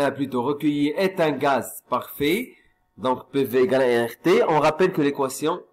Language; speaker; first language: French; non-native, local second language; Arabic